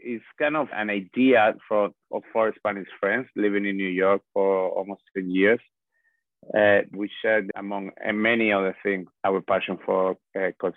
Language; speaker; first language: English; non-native, fluent; Spanish